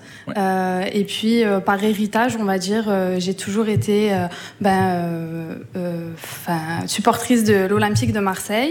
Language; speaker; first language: French; native; French